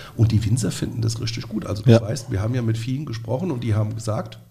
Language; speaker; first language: German; native; German